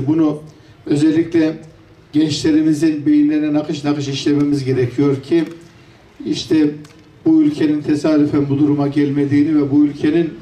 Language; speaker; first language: Turkish; native; Turkish